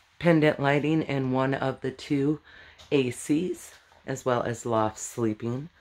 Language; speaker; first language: English; native; English